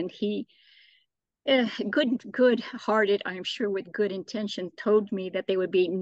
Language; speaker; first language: English; native; English